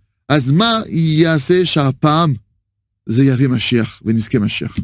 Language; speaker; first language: Hebrew; non-native, fluent; French